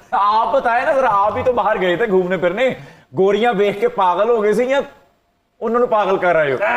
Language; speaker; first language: Urdu; non-native, local second language; Punjabi